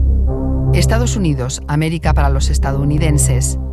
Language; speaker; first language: Spanish; native; Spanish